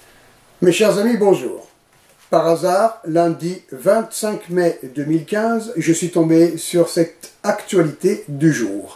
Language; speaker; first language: French; native; French